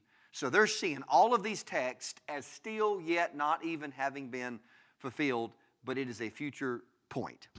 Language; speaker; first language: English; native; English